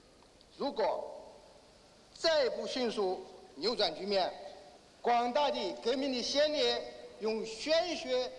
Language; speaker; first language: Chinese; native; Chinese